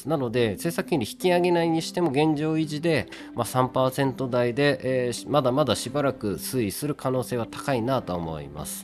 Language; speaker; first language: Japanese; native; Japanese